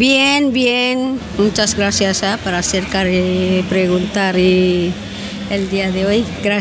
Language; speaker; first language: Spanish; non-native, learner; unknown